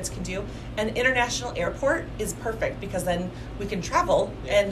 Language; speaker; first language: English; native; English